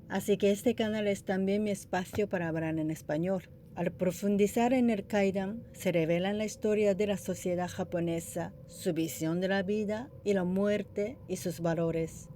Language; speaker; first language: Spanish; non-native, fluent; Japanese